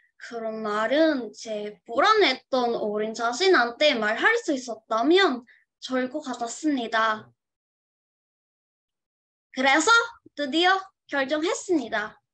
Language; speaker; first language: Korean; non-native, learner; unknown